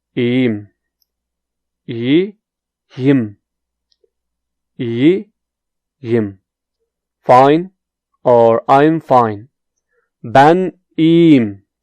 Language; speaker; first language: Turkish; non-native, fluent; Urdu